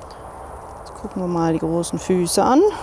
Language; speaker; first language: German; native; German